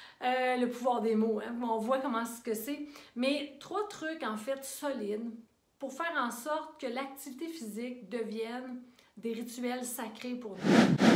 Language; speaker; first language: French; native; French